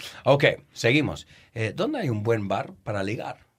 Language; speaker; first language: Spanish; non-native, fluent; English